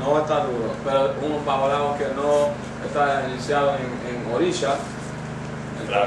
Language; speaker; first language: Spanish; non-native, learner; Yoruba